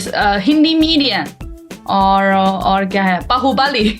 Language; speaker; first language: Hindi; non-native, learner; Chinese